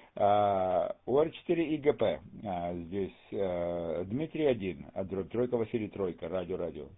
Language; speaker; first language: Russian; native; Russian